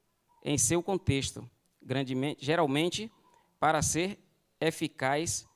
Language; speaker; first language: Portuguese; native; Portuguese